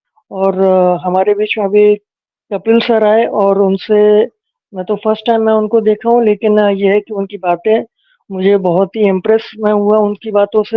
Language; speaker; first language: Hindi; native; Hindi